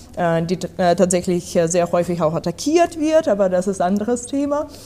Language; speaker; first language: German; non-native, fluent; Ukrainian